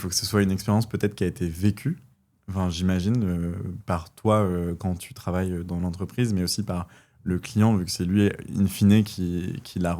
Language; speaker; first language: French; native; French